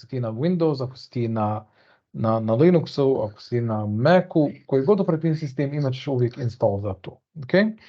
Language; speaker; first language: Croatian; early bilingual, heritage; Bosnian